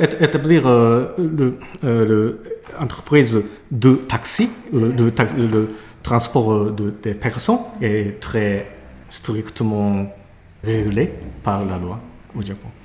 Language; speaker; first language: French; non-native, learner; Japanese